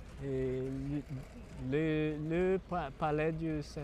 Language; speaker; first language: French; non-native, learner; Portuguese